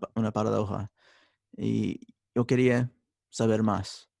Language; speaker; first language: Spanish; early bilingual, heritage; Spanish